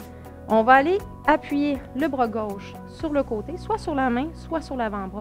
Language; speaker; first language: French; native; French